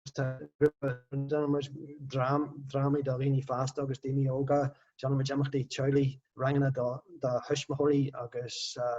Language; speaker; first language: Irish; non-native, local second language; English